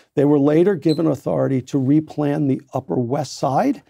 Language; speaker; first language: English; native; English